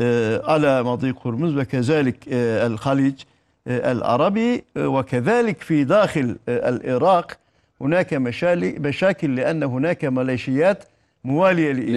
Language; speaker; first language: Arabic; non-native, fluent; Turkish